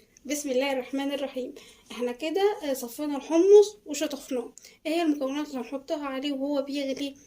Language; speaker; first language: Arabic; native; Arabic